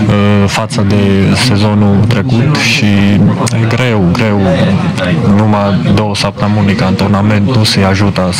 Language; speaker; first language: Romanian; non-native, fluent; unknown